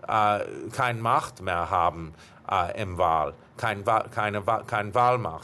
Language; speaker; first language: German; non-native, fluent; English